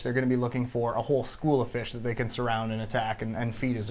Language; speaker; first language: English; native; English